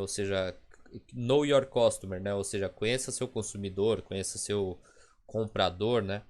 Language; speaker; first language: Portuguese; native; Portuguese